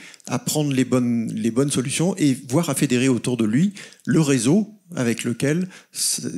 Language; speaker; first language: French; native; French